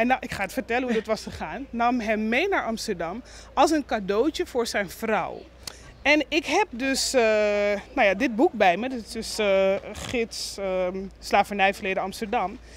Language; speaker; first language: Dutch; non-native, local second language; Papiamento